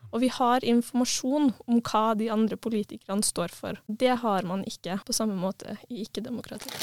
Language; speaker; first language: Norwegian; native; Norwegian